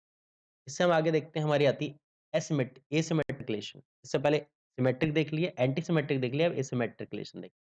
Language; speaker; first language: Hindi; native; Hindi